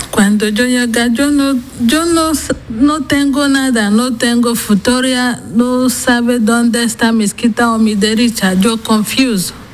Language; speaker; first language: Spanish; non-native, learner; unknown